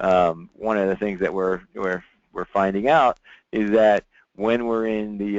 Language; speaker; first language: English; native; English